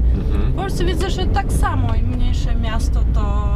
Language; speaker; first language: Polish; non-native, learner; Russian